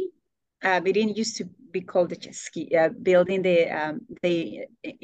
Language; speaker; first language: English; non-native, fluent; Spanish